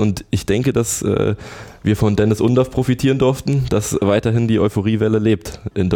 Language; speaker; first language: German; native; German